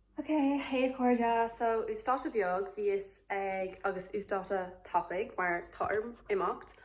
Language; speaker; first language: Irish; non-native, local second language; English